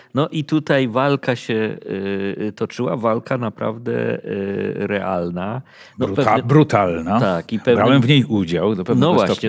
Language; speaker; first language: Polish; native; Polish